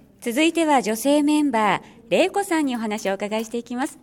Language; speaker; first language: Japanese; native; Japanese